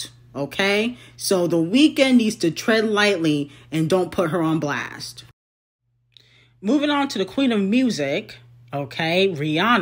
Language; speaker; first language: English; native; English